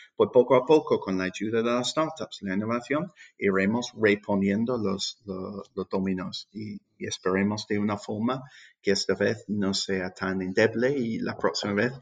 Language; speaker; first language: Spanish; non-native, fluent; English